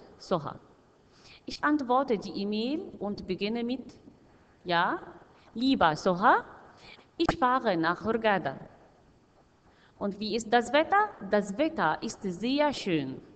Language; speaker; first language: German; non-native, fluent; Arabic